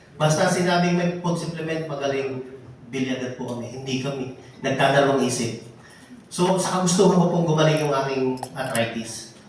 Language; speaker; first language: Filipino; native; Filipino